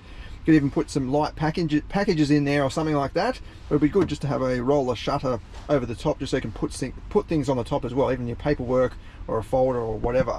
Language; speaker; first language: English; native; English